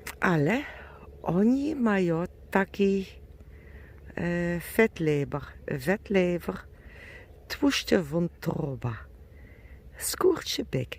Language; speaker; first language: Polish; non-native, learner; German